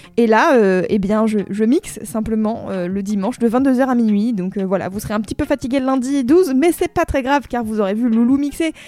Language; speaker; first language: French; native; French